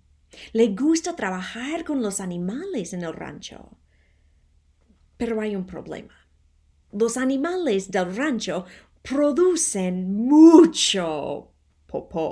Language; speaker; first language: Spanish; non-native, fluent; English